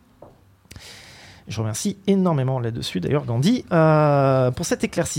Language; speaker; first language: French; native; French